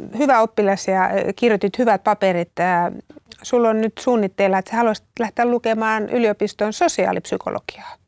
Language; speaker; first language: Finnish; native; Finnish